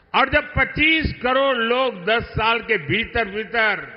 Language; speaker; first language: Hindi; non-native, local second language; Gujarati